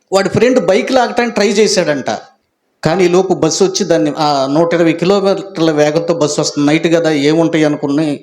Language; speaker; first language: Telugu; native; Telugu